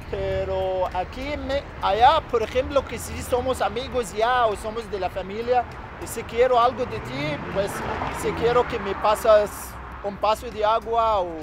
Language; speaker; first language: Spanish; non-native, fluent; Arabic